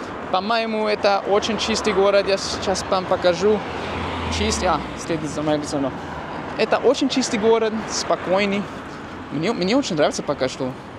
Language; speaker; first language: Russian; non-native, fluent; English